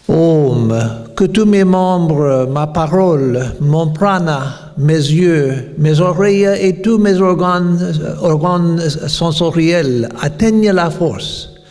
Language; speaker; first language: French; non-native, fluent; English